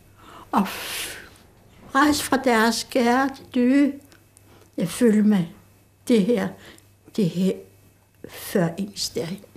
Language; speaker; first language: Danish; non-native, local second language; Kalaallisut